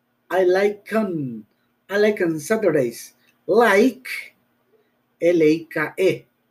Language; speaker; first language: English; non-native, learner; Spanish